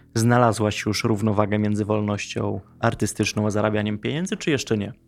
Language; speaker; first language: Polish; native; Polish